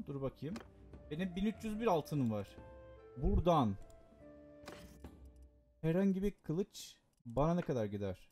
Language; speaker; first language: Turkish; native; Turkish